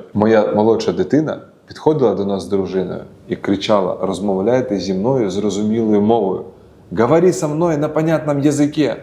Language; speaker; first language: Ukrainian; non-native, local second language; Russian